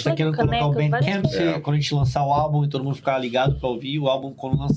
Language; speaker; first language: Portuguese; native; Portuguese